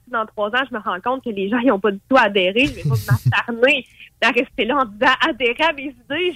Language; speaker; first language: French; native; French